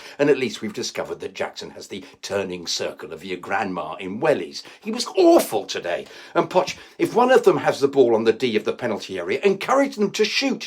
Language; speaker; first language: English; native; English